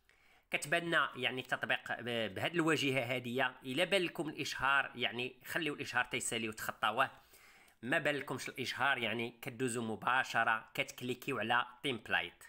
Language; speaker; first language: Arabic; native; Arabic